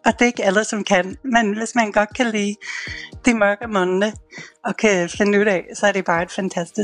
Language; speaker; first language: Danish; non-native, fluent; English